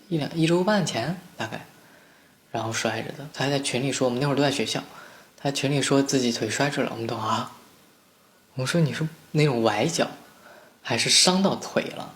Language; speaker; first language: Chinese; native; Chinese